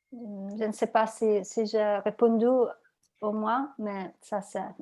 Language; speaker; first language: French; non-native, learner; Italian